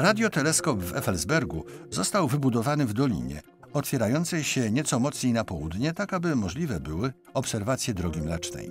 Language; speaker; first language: Polish; native; Polish